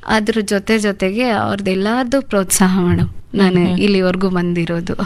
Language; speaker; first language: Kannada; non-native, local second language; Urdu